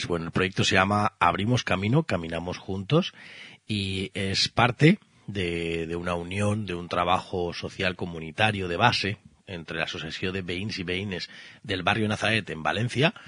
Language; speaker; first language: Spanish; native; Spanish